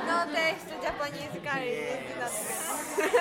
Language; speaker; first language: English; non-native, learner; Japanese